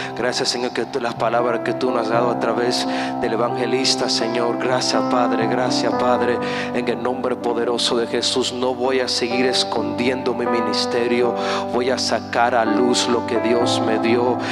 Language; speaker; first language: Spanish; native; Spanish